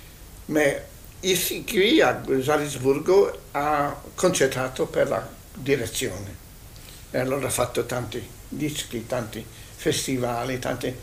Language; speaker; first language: Italian; non-native, learner; Hungarian